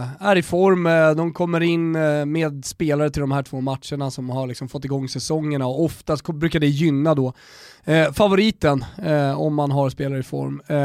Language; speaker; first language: Swedish; native; Swedish